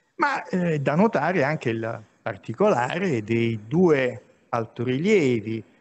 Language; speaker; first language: Italian; native; Italian